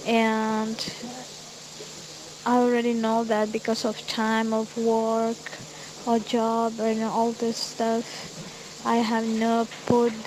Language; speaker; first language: English; non-native, fluent; Spanish